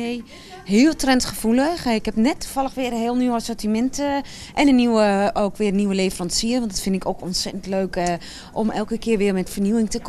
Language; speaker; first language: Dutch; native; Dutch